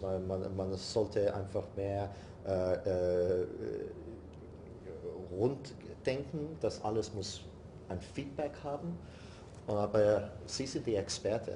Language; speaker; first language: German; non-native, learner; English